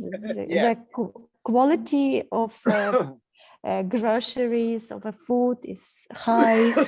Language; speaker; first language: English; non-native, fluent; Ukrainian